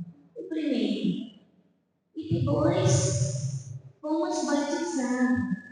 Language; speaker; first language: Portuguese; non-native, fluent; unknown